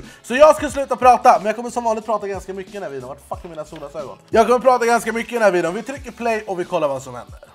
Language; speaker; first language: Swedish; native; Swedish